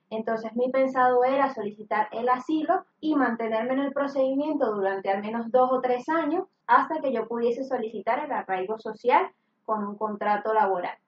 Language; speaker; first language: Spanish; native; Spanish